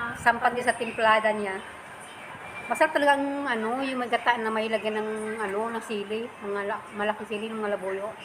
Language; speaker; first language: Filipino; non-native, local second language; Waray